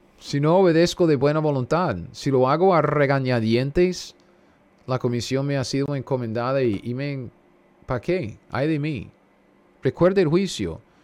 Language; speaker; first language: Spanish; non-native, fluent; English